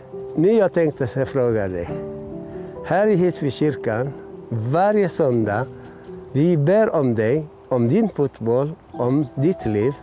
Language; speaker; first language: Swedish; non-native, learner; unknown